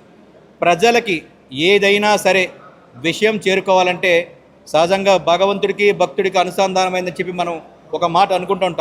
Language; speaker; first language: Telugu; native; Telugu